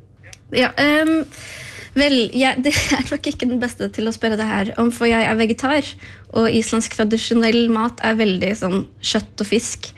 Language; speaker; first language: Norwegian; early bilingual, other home language; Icelandic